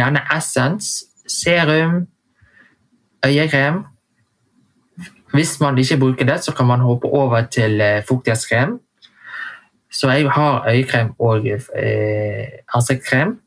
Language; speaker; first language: Norwegian; early bilingual, heritage; Vietnamese